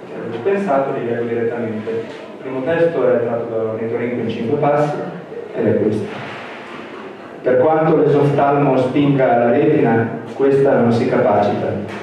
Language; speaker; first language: Italian; native; Italian